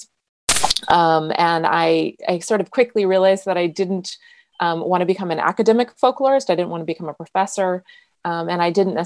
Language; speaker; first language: English; native; English